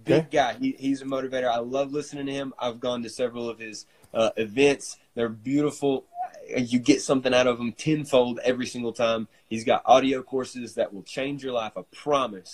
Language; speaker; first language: English; native; English